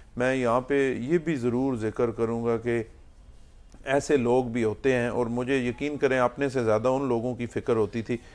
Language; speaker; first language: Urdu; non-native, local second language; Punjabi